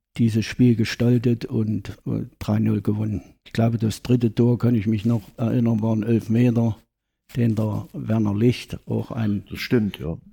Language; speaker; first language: German; native; German